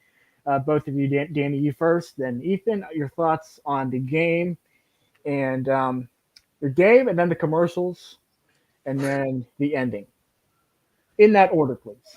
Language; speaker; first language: English; native; English